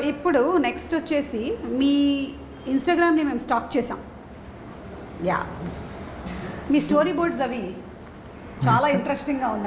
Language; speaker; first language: Telugu; native; Telugu